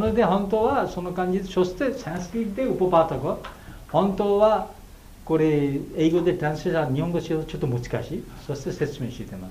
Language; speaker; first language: Japanese; non-native, fluent; Bangla